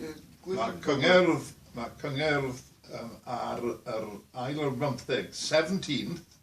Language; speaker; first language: Welsh; native; Welsh